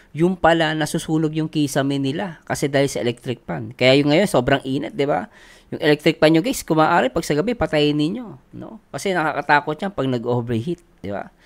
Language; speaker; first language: Filipino; native; Filipino